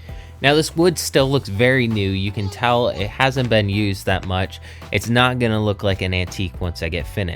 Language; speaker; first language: English; native; English